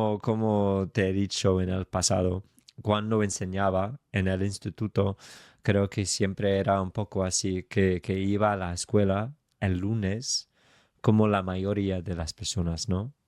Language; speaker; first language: Spanish; non-native, fluent; English